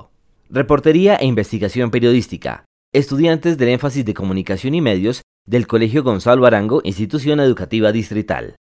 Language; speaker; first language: Spanish; native; Spanish